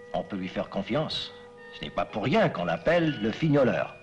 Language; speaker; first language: French; non-native, fluent; English